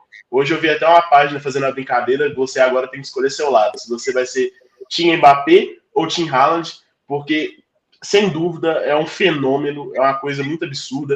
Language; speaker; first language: Portuguese; native; Portuguese